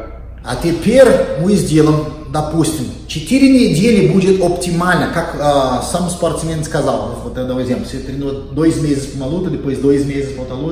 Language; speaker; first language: Russian; non-native, learner; Portuguese